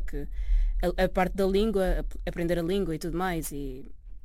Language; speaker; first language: Portuguese; early bilingual, other home language; Arabic